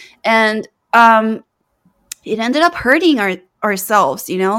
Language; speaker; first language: English; early bilingual, other home language; Spanish